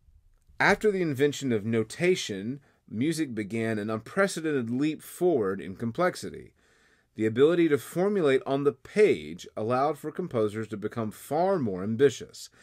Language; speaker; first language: English; native; English